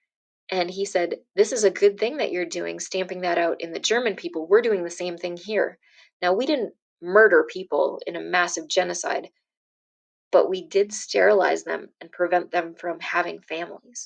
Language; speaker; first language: English; native; English